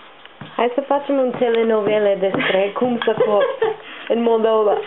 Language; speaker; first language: Romanian; non-native, learner; English